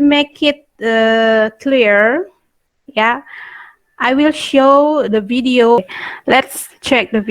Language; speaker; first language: English; non-native, fluent; Indonesian